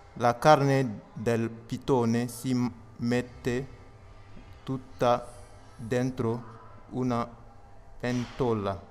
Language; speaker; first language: Italian; non-native, learner; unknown